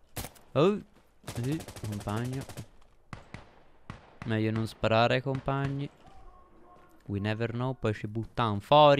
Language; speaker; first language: Italian; native; Italian